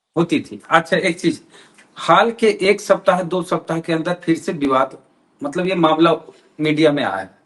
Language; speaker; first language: Hindi; native; Hindi